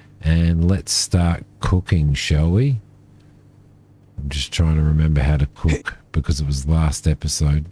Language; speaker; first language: English; native; English